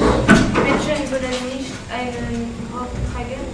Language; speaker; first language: German; non-native, learner; French